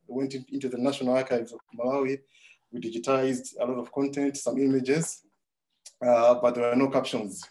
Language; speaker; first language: English; non-native, local second language; Nyanja